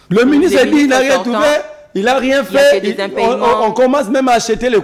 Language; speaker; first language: French; non-native, local second language; Lingala